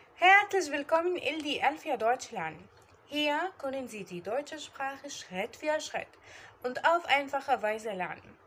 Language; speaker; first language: German; non-native, learner; Arabic